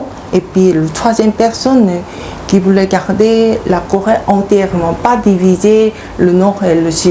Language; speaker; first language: French; non-native, learner; Korean